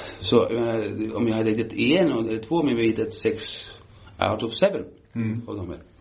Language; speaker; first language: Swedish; early bilingual, heritage; Swedish